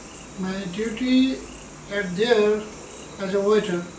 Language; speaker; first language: English; non-native, learner; Nepali